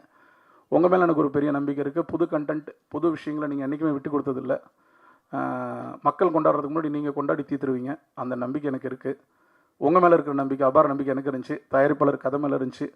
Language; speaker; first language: Tamil; native; Tamil